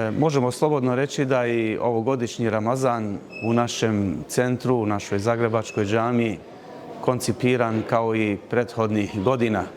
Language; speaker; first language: Bosnian; non-native, fluent; Albanian